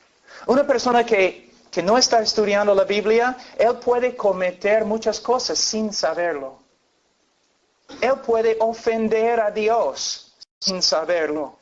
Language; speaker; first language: Spanish; non-native, fluent; English